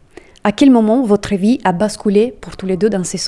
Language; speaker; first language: French; native; French